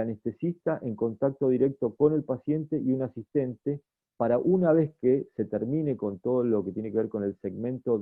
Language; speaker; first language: Spanish; native; Spanish